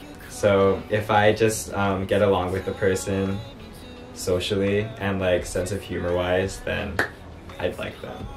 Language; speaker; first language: English; early bilingual, other home language; Japanese